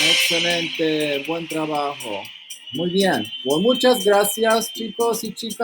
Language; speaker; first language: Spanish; non-native, learner; English